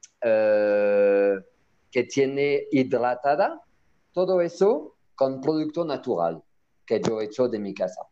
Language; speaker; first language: Spanish; non-native, learner; French